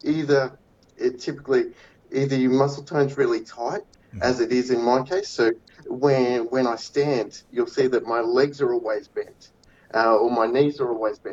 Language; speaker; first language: English; native; English